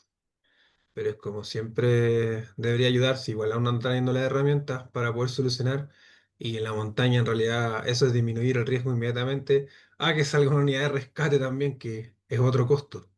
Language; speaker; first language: Spanish; native; Spanish